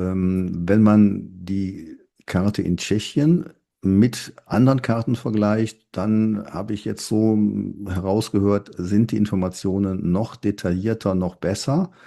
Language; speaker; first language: German; native; German